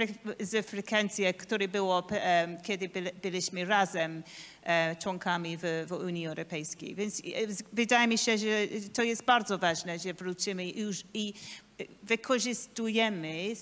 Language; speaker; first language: Polish; non-native, learner; English